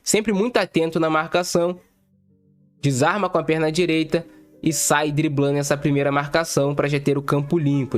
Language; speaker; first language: Portuguese; native; Portuguese